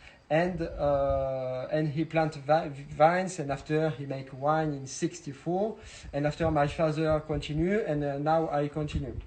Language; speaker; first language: English; non-native, learner; French